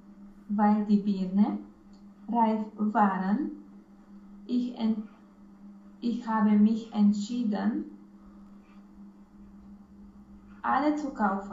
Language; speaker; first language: German; non-native, learner; Romanian